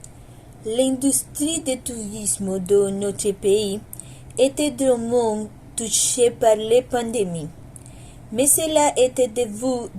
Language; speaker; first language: French; non-native, learner; Spanish